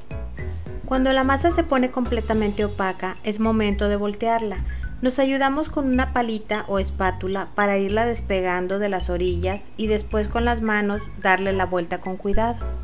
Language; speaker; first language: Spanish; native; Spanish